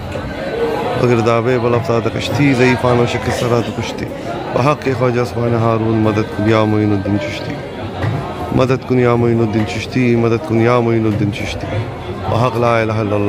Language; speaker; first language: Urdu; native; Urdu